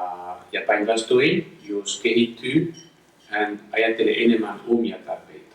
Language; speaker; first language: Finnish; non-native, fluent; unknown